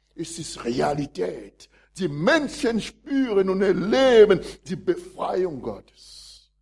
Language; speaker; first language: German; non-native, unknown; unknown